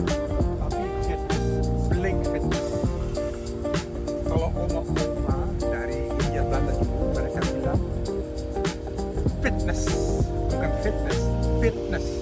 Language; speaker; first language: Indonesian; early bilingual, heritage; Dutch